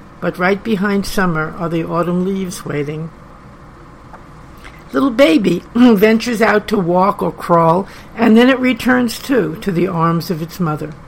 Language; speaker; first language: English; native; English